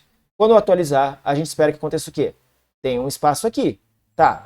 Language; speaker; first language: Portuguese; native; Portuguese